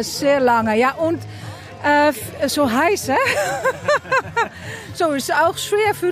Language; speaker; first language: German; non-native, learner; Dutch